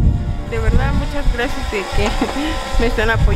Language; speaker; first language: Spanish; native; Spanish